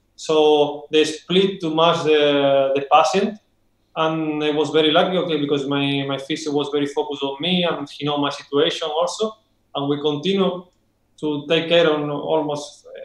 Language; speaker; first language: English; non-native, learner; Spanish